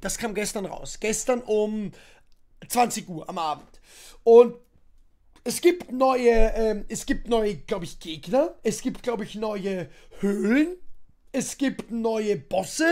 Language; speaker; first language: German; native; German